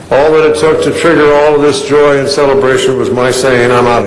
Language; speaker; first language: English; native; English